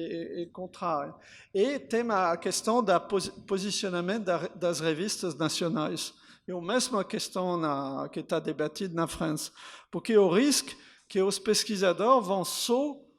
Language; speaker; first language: Portuguese; non-native, fluent; French